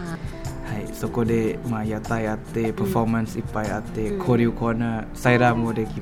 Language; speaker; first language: Japanese; non-native, learner; Thai